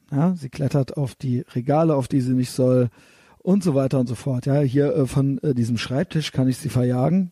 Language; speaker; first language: German; native; German